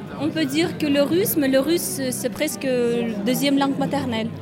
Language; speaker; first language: French; non-native, learner; Kyrgyz